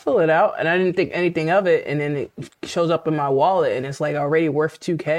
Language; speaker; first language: English; native; English